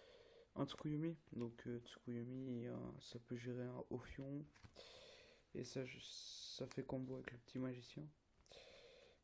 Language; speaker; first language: French; native; French